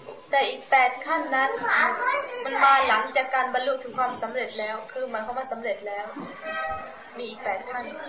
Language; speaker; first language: Thai; native; Thai